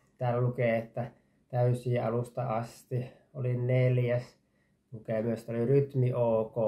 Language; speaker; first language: Finnish; native; Finnish